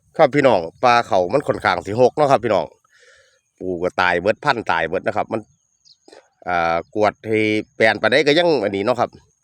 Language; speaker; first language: Thai; native; Thai